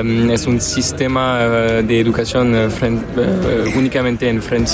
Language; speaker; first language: Spanish; non-native, learner; French